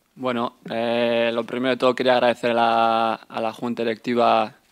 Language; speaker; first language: Spanish; native; Spanish